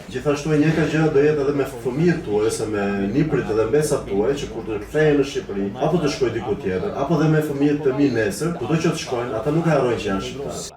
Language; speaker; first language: Albanian; early bilingual, heritage; Albanian